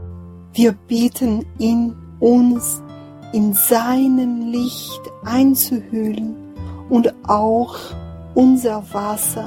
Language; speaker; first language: German; non-native, fluent; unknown